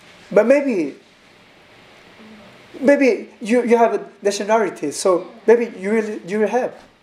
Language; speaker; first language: English; non-native, learner; Korean